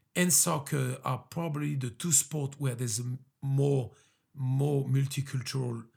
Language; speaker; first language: English; early bilingual, other home language; French